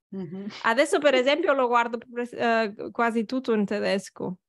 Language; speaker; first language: Italian; non-native, learner; Catalan